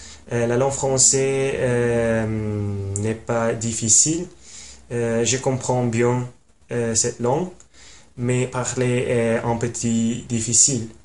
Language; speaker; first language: French; non-native, learner; Italian